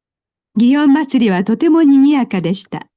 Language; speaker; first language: Japanese; non-native, learner; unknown